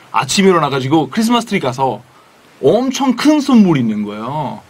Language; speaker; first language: Korean; non-native, fluent; Italian